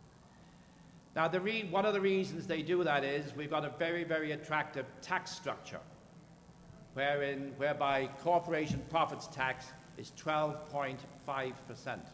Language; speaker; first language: English; native; English